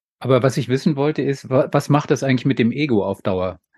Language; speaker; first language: German; native; German